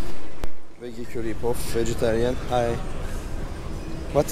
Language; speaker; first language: English; non-native, learner; Turkish